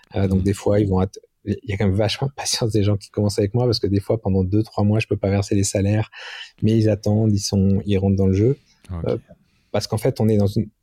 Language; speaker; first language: French; native; French